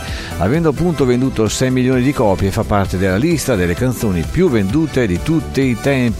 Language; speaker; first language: Italian; native; Italian